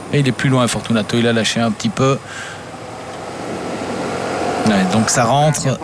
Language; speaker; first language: French; native; French